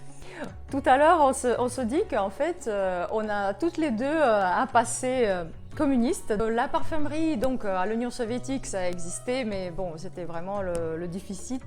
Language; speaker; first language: French; non-native, fluent; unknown